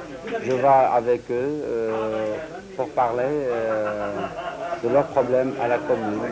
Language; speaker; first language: French; non-native, learner; Syriac